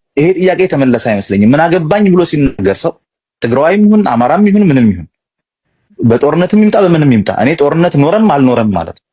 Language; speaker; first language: Amharic; non-native, local second language; Tigrinya